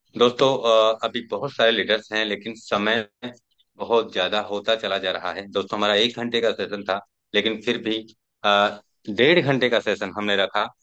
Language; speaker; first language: Hindi; native; Hindi